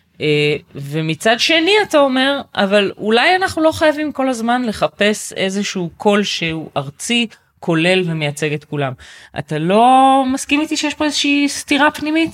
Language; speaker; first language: Hebrew; native; Hebrew